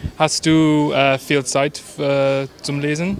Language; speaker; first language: German; non-native, learner; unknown